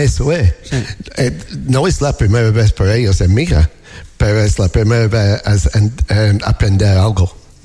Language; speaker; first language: Spanish; non-native, learner; English